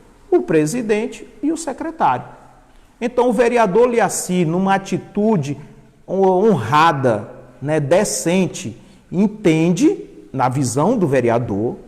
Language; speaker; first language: Portuguese; native; Portuguese